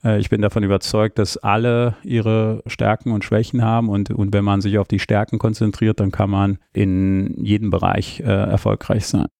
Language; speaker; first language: German; early bilingual, other home language; Armenian